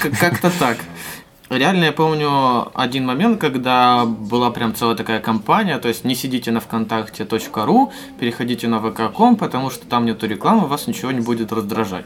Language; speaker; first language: Russian; native; Russian